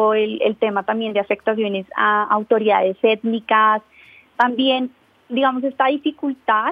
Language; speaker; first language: Spanish; native; Spanish